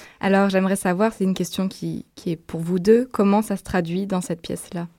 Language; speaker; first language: French; native; French